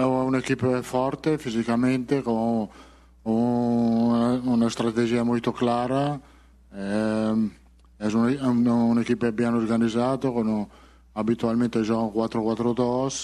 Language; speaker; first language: Portuguese; non-native, fluent; Spanish